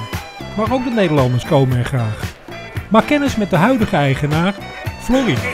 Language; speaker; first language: Dutch; native; Dutch